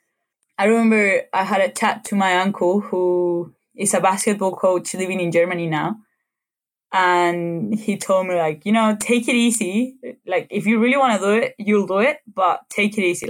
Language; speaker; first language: English; non-native, fluent; Spanish